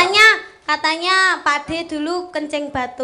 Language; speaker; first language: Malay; non-native, local second language; Javanese